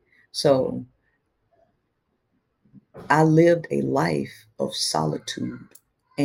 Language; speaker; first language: English; native; English